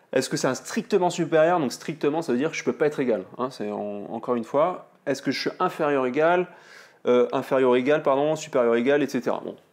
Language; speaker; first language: French; native; French